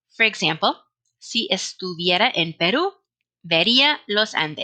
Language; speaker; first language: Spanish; non-native, fluent; English